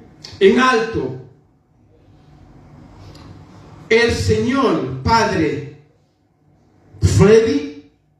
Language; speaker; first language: Spanish; non-native, fluent; Haitian Creole